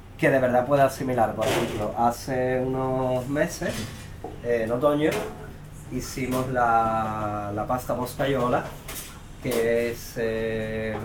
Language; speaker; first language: Spanish; native; Spanish